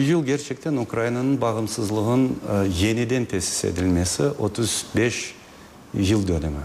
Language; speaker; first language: Turkish; non-native, fluent; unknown